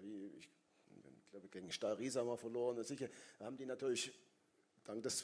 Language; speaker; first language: German; native; German